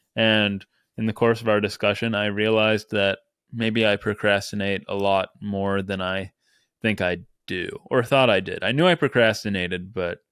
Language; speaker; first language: English; native; English